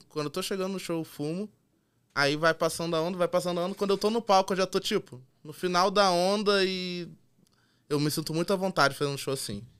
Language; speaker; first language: Portuguese; native; Portuguese